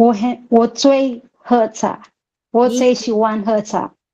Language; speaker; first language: Chinese; non-native, learner; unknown